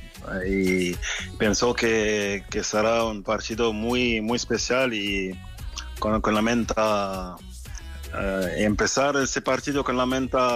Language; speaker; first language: Spanish; non-native, fluent; French